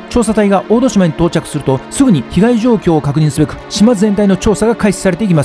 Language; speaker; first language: Japanese; native; Japanese